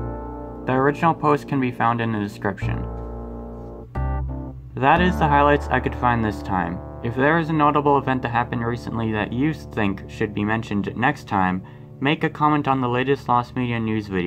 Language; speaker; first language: English; native; English